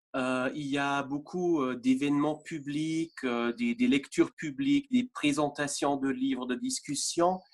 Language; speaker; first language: French; non-native, fluent; German